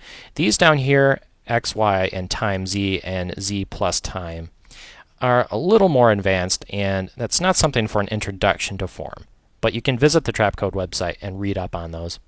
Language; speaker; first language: English; native; English